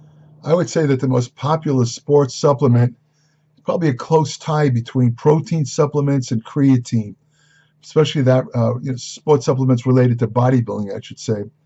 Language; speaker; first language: English; native; English